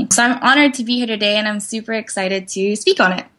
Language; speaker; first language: English; native; English